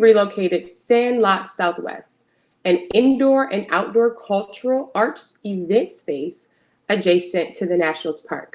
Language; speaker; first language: English; native; English